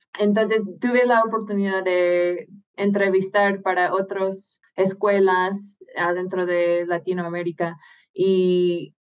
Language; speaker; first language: Spanish; non-native, fluent; English